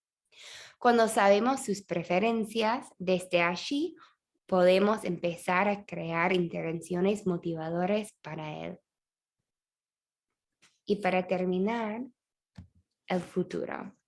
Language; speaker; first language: Spanish; non-native, fluent; English